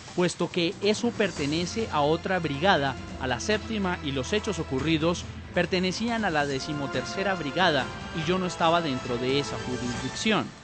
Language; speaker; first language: Spanish; native; Spanish